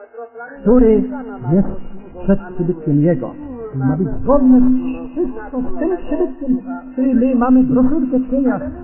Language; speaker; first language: Polish; native; Polish